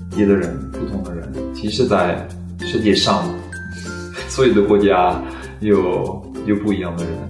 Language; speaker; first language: Chinese; non-native, fluent; French